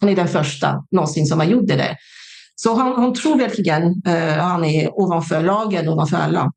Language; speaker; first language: Swedish; non-native, fluent; French